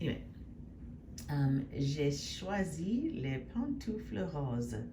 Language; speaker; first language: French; non-native, fluent; English